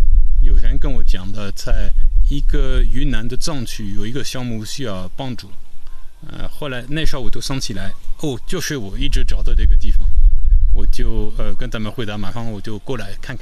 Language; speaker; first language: Chinese; non-native, fluent; French